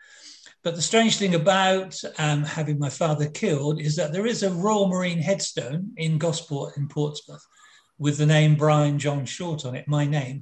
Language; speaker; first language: English; native; English